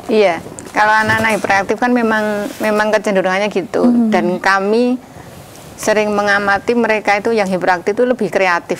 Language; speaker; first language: Indonesian; native; Indonesian